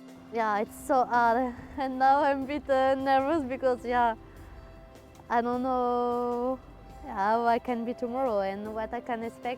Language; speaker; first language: English; non-native, fluent; French